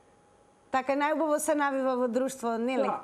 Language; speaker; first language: Macedonian; native; Macedonian